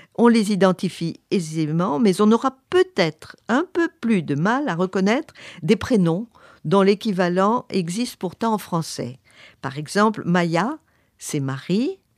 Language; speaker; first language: French; native; French